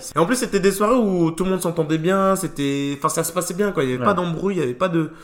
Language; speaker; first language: French; native; French